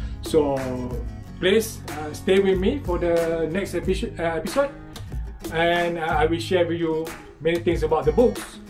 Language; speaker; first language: English; non-native, local second language; Malay